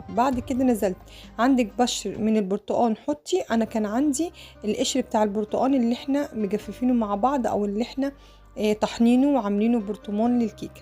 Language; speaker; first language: Arabic; native; Arabic